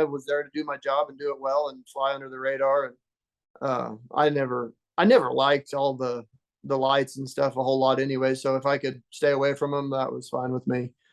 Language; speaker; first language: English; native; English